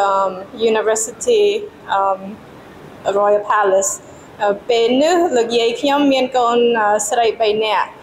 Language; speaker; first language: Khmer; early bilingual, heritage; Khmer